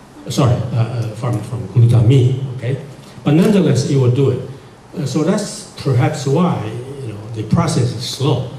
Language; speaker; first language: English; non-native, fluent; Chinese